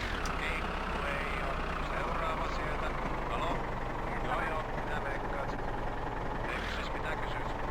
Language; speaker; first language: Finnish; native; Finnish